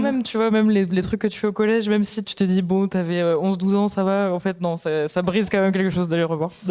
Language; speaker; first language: French; native; French